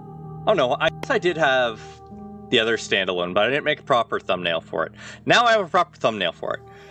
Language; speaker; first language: English; native; English